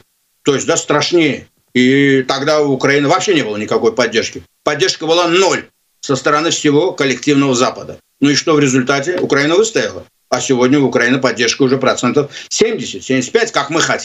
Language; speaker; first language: Russian; non-native, local second language; Azerbaijani